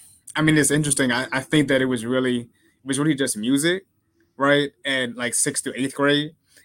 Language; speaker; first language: English; native; English